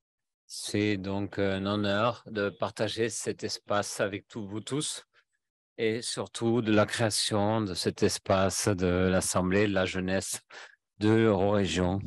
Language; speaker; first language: French; non-native, fluent; Catalan